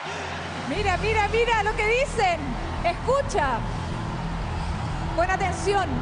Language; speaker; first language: Spanish; native; Spanish